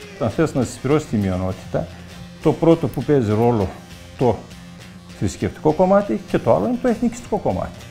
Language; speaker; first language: Greek; non-native, local second language; Turkish